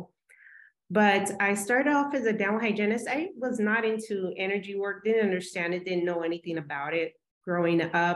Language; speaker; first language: English; native; English